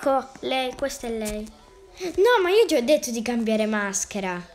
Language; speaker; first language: Italian; native; Italian